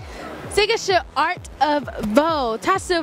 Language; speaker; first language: Chinese; non-native, learner; English